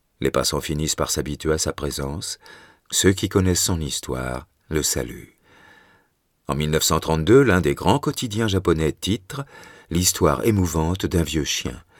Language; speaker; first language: French; native; French